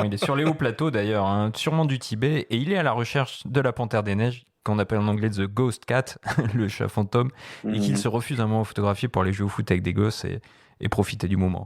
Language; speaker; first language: French; native; French